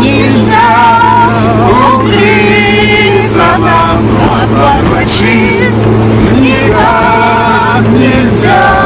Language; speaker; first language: Russian; native; Russian